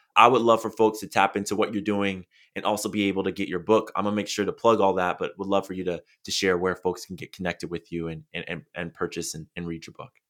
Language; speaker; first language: English; native; English